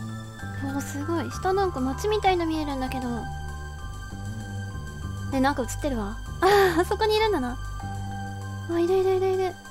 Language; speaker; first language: Japanese; native; Japanese